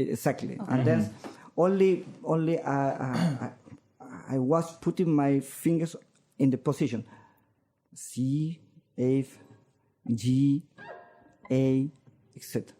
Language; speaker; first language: English; non-native, learner; Spanish